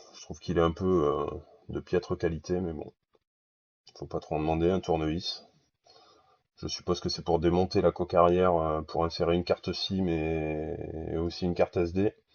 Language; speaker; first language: French; native; French